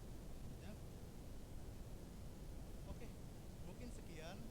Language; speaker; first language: Indonesian; native; Indonesian